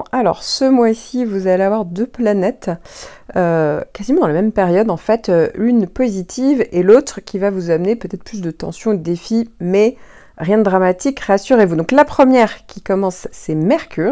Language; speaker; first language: French; native; French